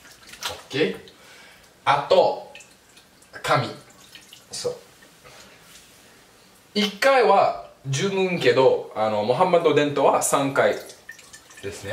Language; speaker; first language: Japanese; non-native, fluent; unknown